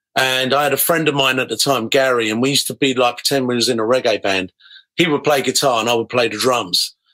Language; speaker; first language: English; native; English